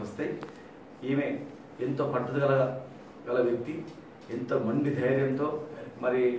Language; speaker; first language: Telugu; native; Telugu